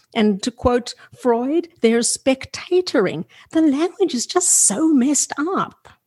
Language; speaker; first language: English; native; English